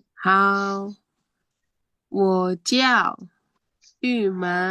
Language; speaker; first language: Chinese; non-native, learner; Indonesian